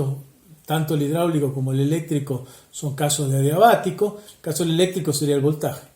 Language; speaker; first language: Spanish; native; Spanish